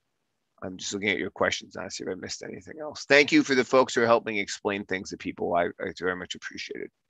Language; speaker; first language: English; native; English